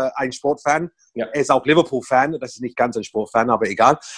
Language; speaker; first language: German; non-native, fluent; English